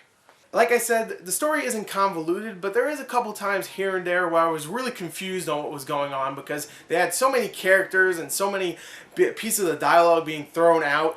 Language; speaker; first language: English; native; English